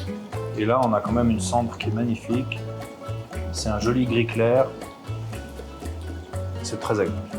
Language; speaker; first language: French; native; French